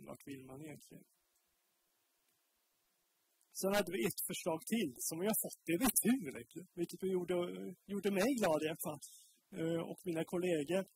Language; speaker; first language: Swedish; native; Swedish